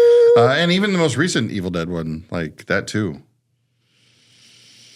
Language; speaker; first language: English; native; English